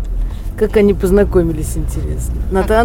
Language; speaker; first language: Russian; native; Russian